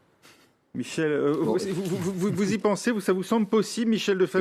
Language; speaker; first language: French; native; French